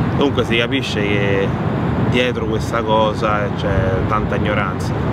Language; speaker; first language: Italian; early bilingual, other home language; French